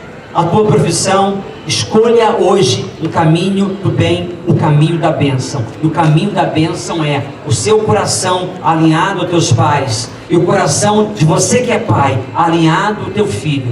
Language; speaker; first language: Portuguese; native; Portuguese